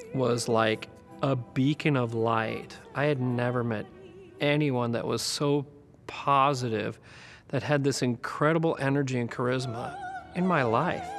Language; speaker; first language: English; native; English